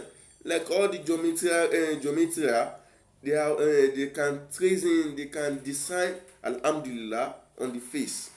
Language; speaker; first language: English; non-native, local second language; Yoruba